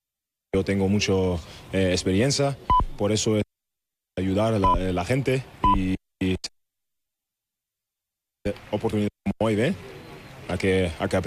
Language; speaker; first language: Spanish; non-native, learner; German